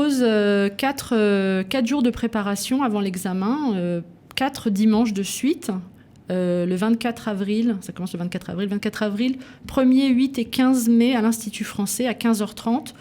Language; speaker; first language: French; native; French